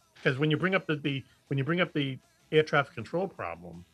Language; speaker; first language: English; native; English